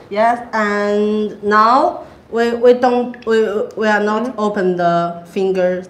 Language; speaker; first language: English; non-native, learner; Chinese